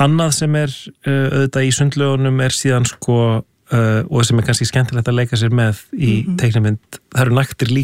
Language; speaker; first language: Icelandic; native; Icelandic